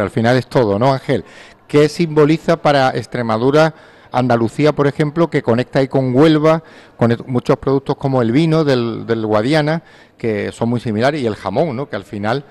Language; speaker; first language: Spanish; native; Spanish